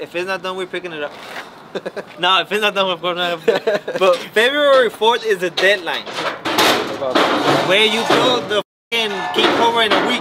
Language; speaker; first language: English; early bilingual, other home language; Spanish